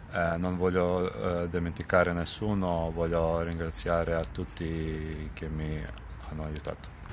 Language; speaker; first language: Italian; non-native, fluent; Serbian